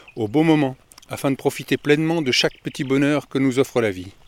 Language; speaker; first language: French; native; French